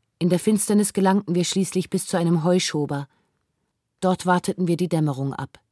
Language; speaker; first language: German; native; German